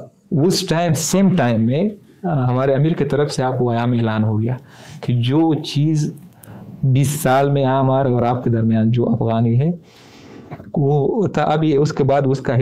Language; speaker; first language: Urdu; non-native, fluent; Pashto